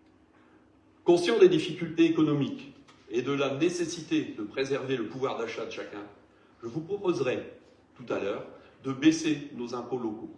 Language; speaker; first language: French; native; French